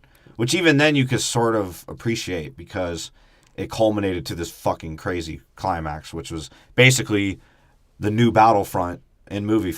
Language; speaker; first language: English; native; English